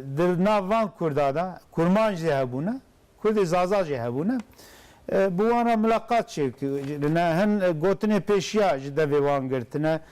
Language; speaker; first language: Kurdish; non-native, local second language; Zaza